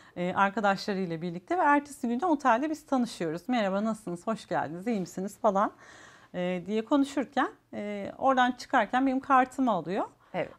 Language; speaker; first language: Turkish; native; Turkish